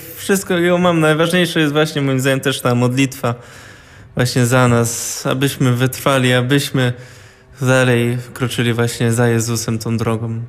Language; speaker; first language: Polish; early bilingual, heritage; Polish